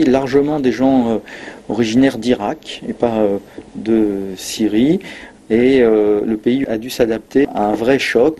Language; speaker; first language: French; native; French